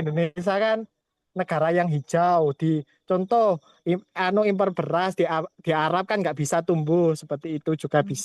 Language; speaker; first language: Indonesian; native; Indonesian